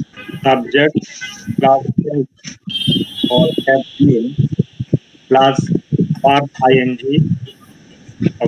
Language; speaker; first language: English; non-native, learner; Bangla